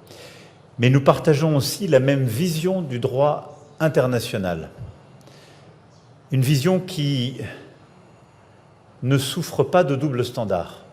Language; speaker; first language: French; native; French